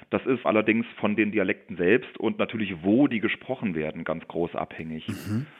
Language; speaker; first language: German; native; German